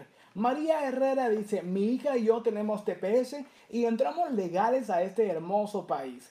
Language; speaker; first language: Spanish; native; Spanish